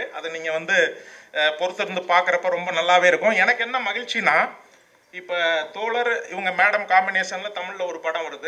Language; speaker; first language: Tamil; native; Tamil